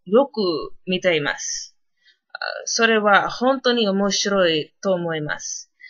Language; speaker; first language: Japanese; non-native, learner; English